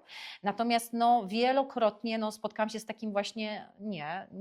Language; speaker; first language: Polish; native; Polish